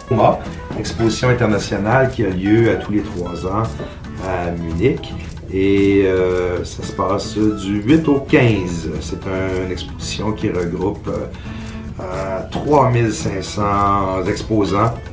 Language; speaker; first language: French; native; French